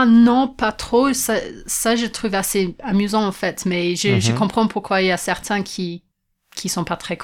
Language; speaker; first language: French; non-native, fluent; English